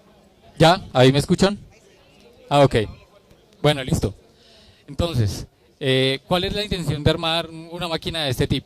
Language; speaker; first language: Spanish; native; Spanish